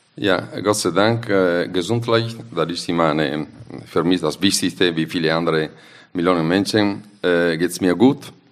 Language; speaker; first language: German; non-native, fluent; Italian